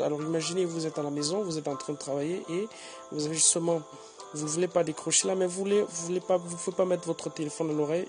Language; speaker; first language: French; native; French